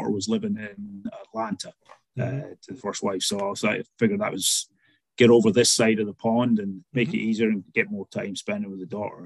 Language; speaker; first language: English; native; English